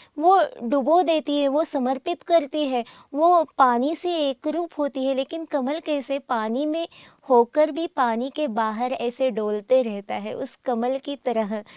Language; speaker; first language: Hindi; native; Hindi